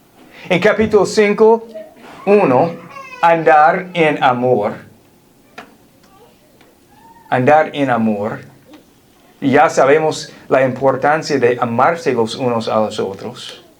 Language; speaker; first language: Spanish; non-native, fluent; English